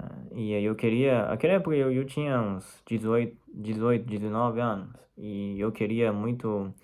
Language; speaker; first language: Portuguese; non-native, fluent; Chinese